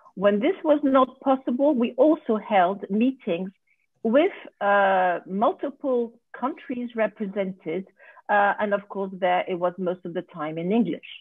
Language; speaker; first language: English; non-native, fluent; French